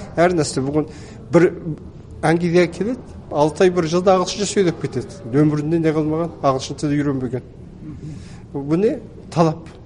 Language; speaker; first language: Kazakh; early bilingual, heritage; Kazakh